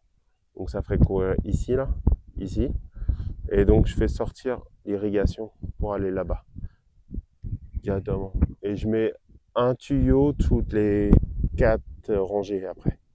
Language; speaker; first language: French; native; French